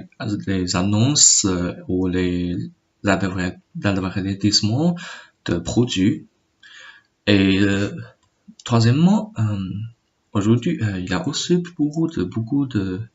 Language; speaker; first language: French; non-native, learner; Chinese